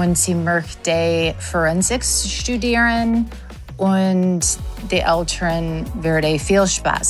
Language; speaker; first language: German; non-native, learner; English